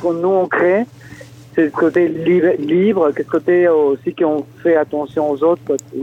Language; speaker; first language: French; non-native, fluent; Spanish